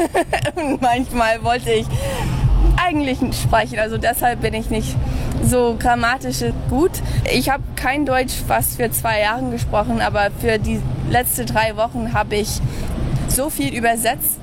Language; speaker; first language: German; early bilingual, heritage; English